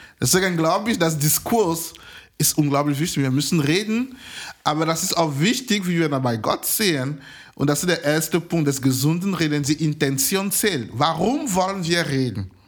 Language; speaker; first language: German; non-native, fluent; French